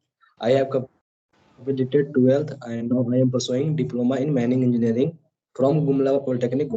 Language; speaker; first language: English; non-native, learner; Hindi